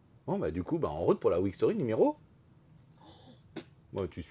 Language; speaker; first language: French; native; French